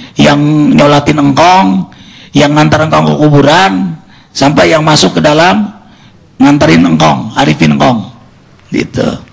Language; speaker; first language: Indonesian; native; Indonesian